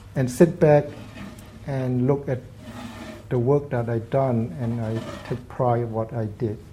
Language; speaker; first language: English; non-native, fluent; Khmer